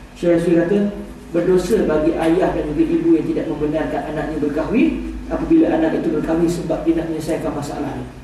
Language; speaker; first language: Malay; native; Malay